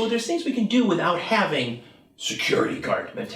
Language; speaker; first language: English; native; English